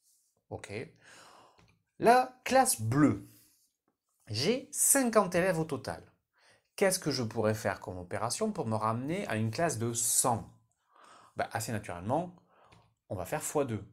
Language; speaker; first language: French; native; French